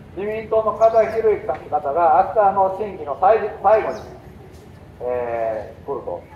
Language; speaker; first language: Japanese; native; Japanese